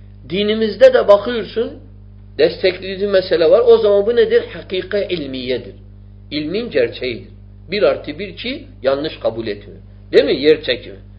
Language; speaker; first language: Turkish; non-native, fluent; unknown